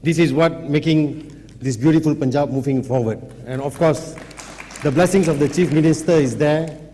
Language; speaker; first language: English; non-native, local second language; Punjabi